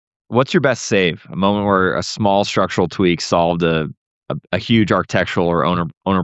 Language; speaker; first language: English; native; English